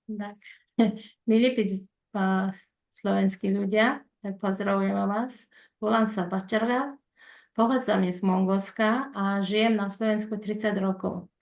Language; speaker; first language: Slovak; non-native, fluent; Mongolian